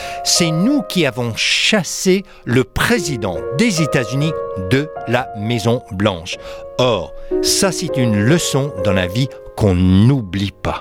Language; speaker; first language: French; non-native, fluent; English